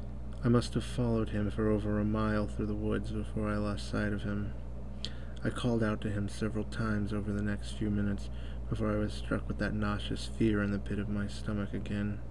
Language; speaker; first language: English; native; English